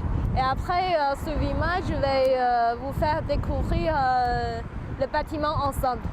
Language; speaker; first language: French; non-native, fluent; Chinese